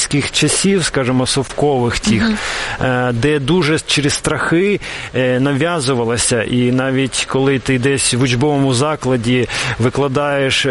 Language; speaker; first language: Ukrainian; non-native, local second language; Russian